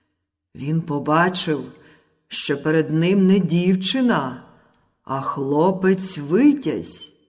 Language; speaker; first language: Ukrainian; native; Ukrainian